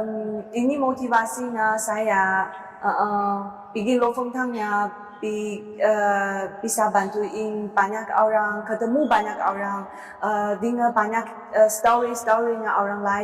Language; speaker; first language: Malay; non-native, learner; Chinese